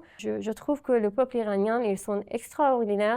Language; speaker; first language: French; non-native, fluent; Persian